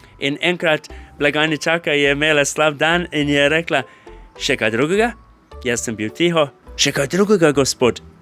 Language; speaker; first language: Slovenian; non-native, fluent; English